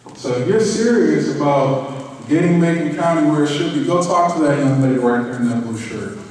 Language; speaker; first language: English; native; English